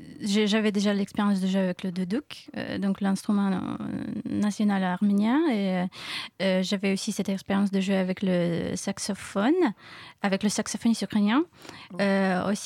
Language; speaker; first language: French; non-native, learner; Ukrainian